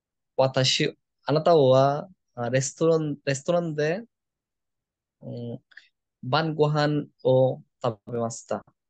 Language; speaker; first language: Japanese; non-native, learner; Bangla